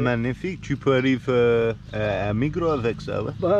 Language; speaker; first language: French; non-native, learner; English